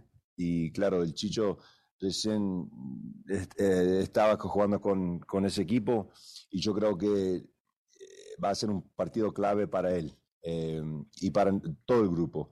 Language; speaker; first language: Spanish; early bilingual, heritage; English